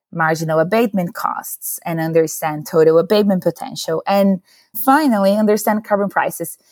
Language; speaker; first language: English; non-native, fluent; Portuguese